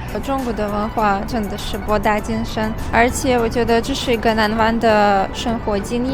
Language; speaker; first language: Chinese; non-native, fluent; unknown